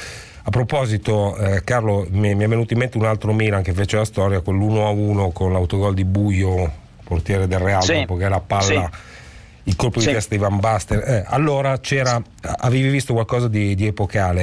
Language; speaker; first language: Italian; native; Italian